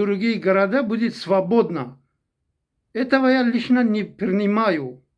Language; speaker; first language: Russian; non-native, fluent; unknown